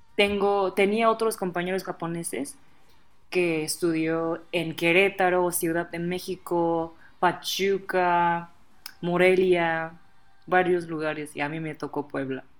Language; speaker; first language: Spanish; non-native, fluent; Japanese